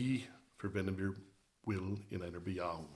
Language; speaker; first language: German; non-native, fluent; English